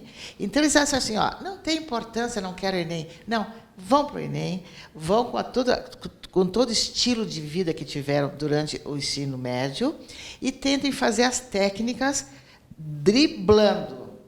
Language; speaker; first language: Portuguese; native; Portuguese